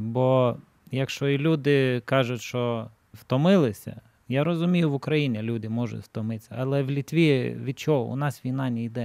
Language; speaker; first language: Ukrainian; non-native, fluent; Lithuanian